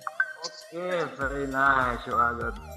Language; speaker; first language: English; non-native, learner; Indonesian